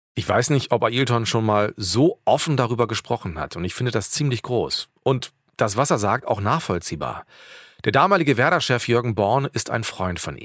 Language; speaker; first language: German; native; German